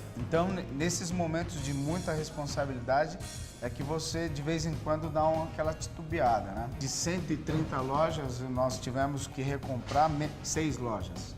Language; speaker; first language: Portuguese; native; Portuguese